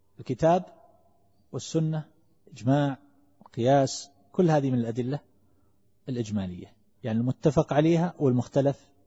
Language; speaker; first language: Arabic; native; Arabic